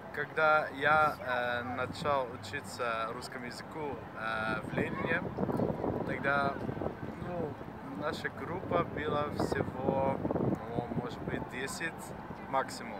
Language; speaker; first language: Russian; non-native, fluent; Dutch